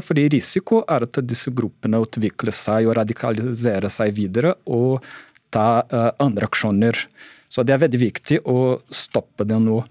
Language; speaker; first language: Norwegian; non-native, fluent; Portuguese